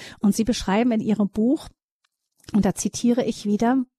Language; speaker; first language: German; native; German